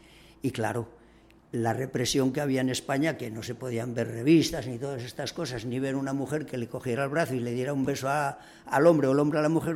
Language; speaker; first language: Spanish; native; Spanish